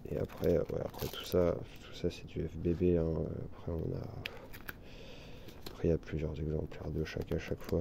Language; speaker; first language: French; native; French